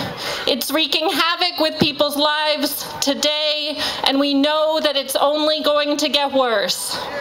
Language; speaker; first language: English; native; English